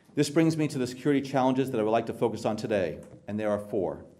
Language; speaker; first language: English; native; English